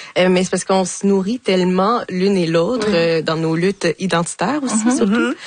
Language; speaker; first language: French; native; French